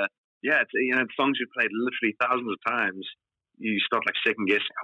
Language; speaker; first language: English; native; English